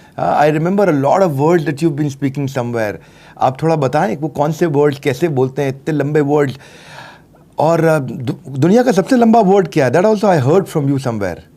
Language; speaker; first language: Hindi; native; Hindi